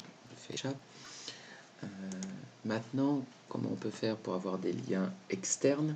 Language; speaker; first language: French; native; French